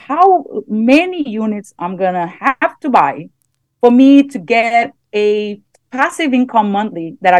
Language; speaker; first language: English; non-native, fluent; Portuguese